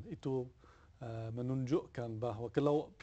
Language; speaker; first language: Indonesian; non-native, fluent; Dutch